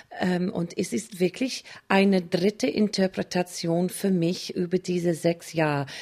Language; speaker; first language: German; non-native, fluent; English